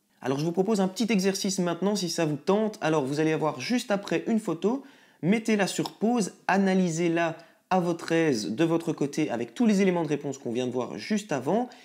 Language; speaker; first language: French; native; French